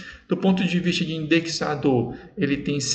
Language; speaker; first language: Portuguese; native; Portuguese